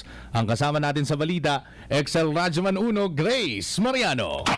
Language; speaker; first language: Filipino; native; Filipino